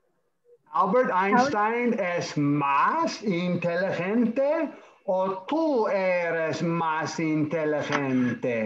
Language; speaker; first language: Spanish; non-native, fluent; English